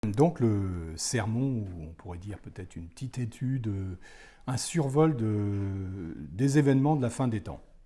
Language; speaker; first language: French; native; French